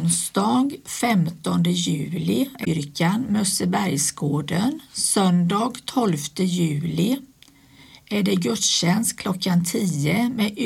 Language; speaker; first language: Swedish; native; Swedish